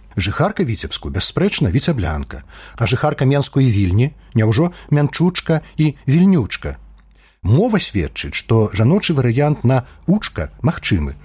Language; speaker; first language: Belarusian; native; Belarusian